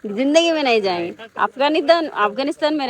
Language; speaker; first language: Hindi; non-native, local second language; Telugu